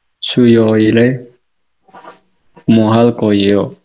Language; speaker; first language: Korean; non-native, learner; Indonesian